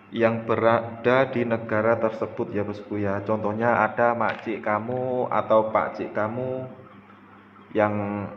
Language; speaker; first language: Indonesian; native; Indonesian